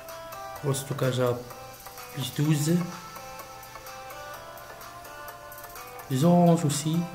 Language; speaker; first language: French; non-native, local second language; Arabic